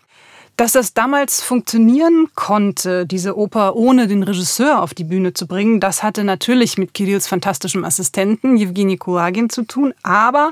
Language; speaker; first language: German; native; German